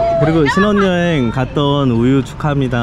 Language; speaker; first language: Korean; native; Korean